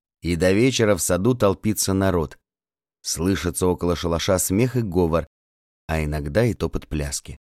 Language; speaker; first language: Russian; native; Russian